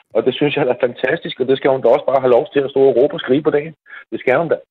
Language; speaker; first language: Danish; non-native, fluent; Dutch